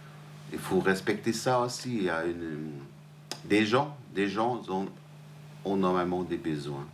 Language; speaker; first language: French; non-native, fluent; German